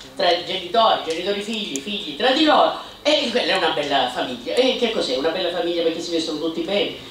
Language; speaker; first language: Italian; native; Italian